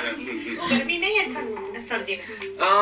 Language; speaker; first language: Hindi; non-native, fluent; Japanese